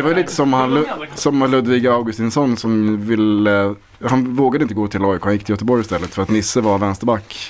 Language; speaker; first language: Swedish; native; Swedish